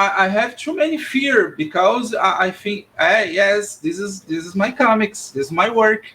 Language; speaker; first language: English; non-native, learner; Portuguese